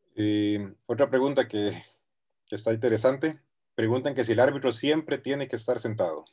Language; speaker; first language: Spanish; native; Spanish